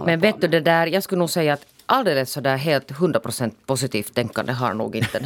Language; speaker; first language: Swedish; native; Swedish